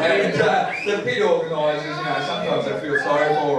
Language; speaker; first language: English; native; English